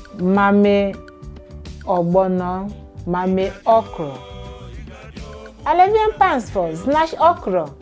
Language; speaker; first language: Polish; non-native, learner; Igbo